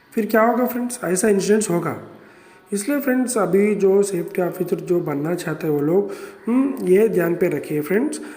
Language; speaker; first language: Hindi; non-native, local second language; Telugu